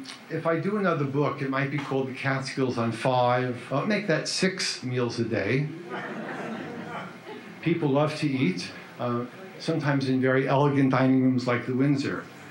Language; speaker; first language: English; native; English